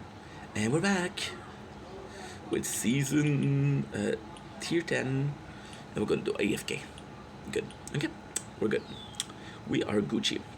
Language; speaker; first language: English; non-native, local second language; French